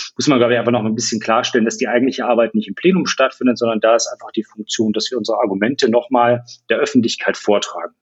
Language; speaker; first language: German; native; German